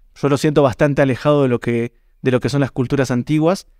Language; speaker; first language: Spanish; native; Spanish